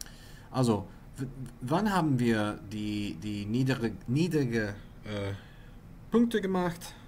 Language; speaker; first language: German; non-native, learner; English